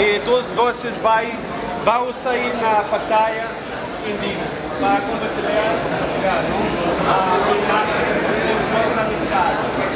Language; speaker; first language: Portuguese; non-native, learner; Spanish